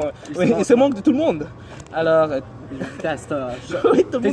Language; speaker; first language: French; non-native, learner; English